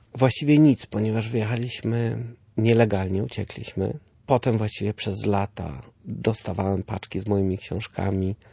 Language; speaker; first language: Polish; early bilingual, heritage; Polish